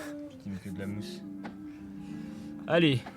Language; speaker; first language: French; native; French